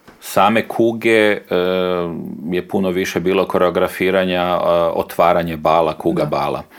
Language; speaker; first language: Croatian; native; Croatian